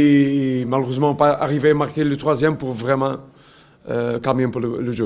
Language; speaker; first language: French; non-native, learner; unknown